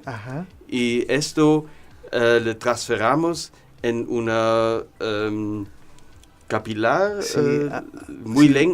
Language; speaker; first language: Spanish; non-native, learner; German